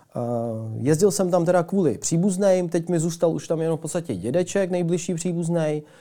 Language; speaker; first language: Czech; early bilingual, other home language; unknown